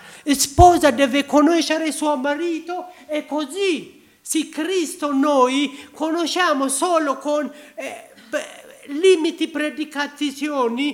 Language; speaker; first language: Italian; non-native, learner; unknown